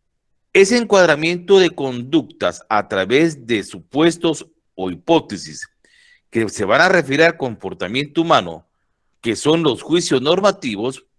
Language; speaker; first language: Spanish; native; Spanish